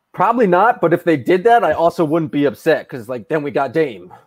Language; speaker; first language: English; native; English